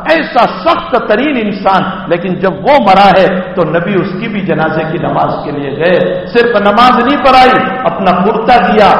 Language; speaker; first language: Urdu; non-native, local second language; Gujarati